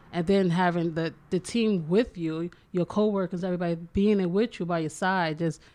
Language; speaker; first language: English; native; English